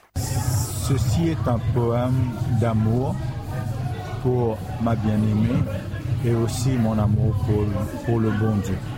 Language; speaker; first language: French; non-native, local second language; Morisyen